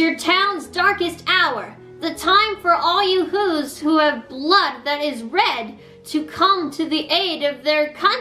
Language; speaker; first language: English; native; English